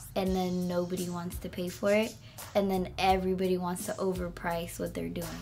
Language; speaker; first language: English; early bilingual, other home language; Spanish